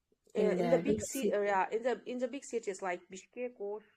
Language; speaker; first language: English; non-native, learner; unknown